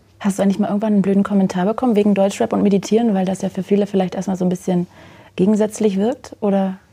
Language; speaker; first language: German; native; German